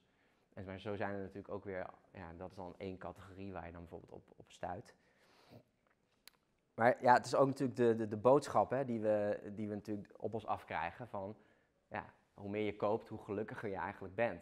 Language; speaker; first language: Dutch; native; Dutch